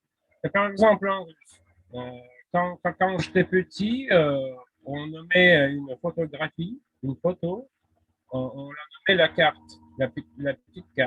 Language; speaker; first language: French; non-native, fluent; Russian